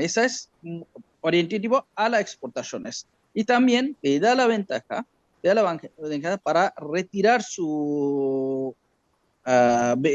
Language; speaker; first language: Spanish; non-native, learner; Bangla